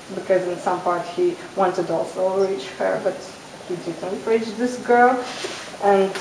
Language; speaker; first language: English; non-native, learner; Russian